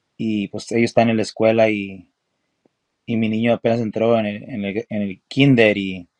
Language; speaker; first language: Spanish; early bilingual, heritage; Spanish